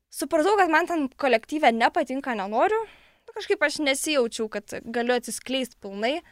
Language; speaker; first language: Lithuanian; non-native, local second language; Polish